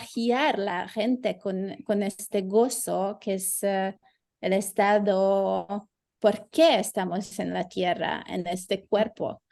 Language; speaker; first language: Spanish; non-native, fluent; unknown